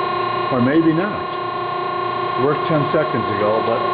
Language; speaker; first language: English; native; English